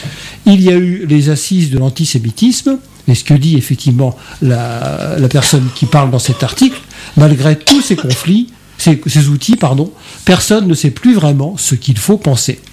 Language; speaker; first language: French; native; French